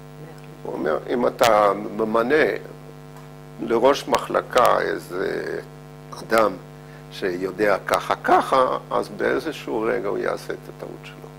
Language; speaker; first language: Hebrew; non-native, fluent; Dutch